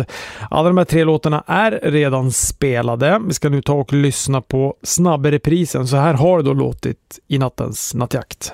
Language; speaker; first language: Swedish; native; Swedish